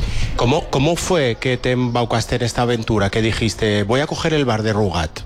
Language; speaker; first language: Spanish; non-native, local second language; Catalan